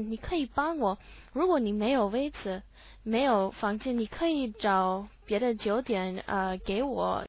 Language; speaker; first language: Chinese; non-native, learner; English